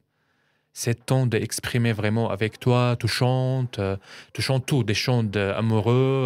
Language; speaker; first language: French; non-native, fluent; Arabic